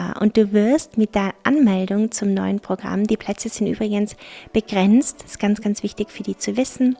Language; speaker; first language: German; native; German